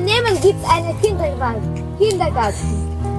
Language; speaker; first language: German; early bilingual, other home language; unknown